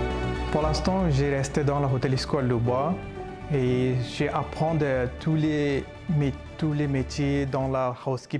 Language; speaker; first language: French; non-native, learner; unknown